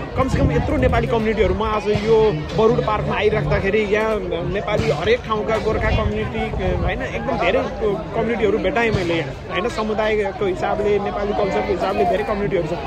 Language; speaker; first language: Nepali; native; Nepali